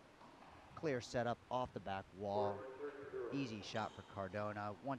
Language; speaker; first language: English; native; English